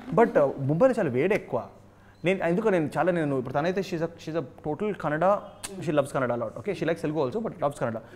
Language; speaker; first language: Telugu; native; Telugu